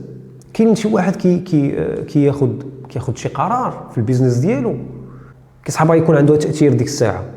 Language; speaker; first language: Arabic; native; Arabic